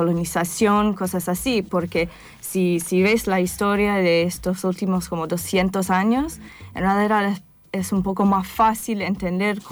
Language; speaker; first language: Spanish; non-native, fluent; English